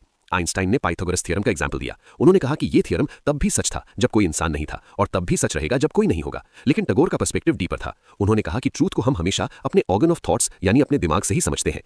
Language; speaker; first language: Hindi; native; Hindi